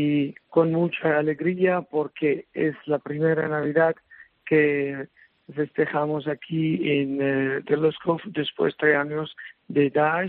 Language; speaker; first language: Spanish; non-native, learner; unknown